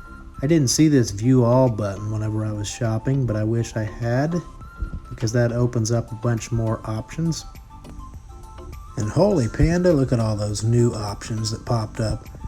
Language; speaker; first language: English; native; English